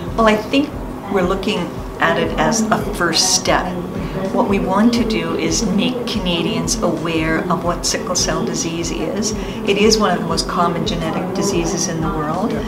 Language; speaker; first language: English; native; English